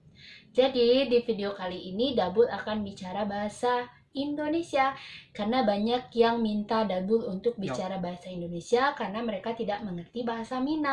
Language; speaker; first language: Indonesian; non-native, local second language; Minangkabau